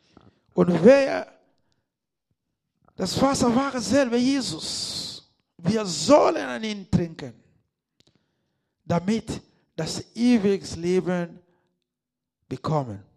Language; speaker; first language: German; non-native, learner; Lingala